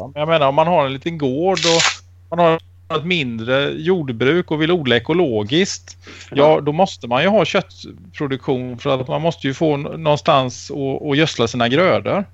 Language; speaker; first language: Swedish; native; Swedish